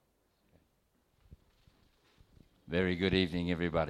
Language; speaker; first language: English; native; English